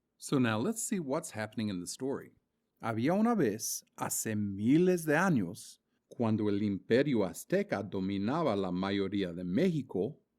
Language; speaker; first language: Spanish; non-native, fluent; English